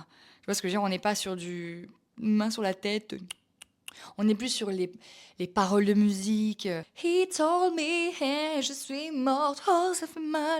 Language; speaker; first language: French; native; French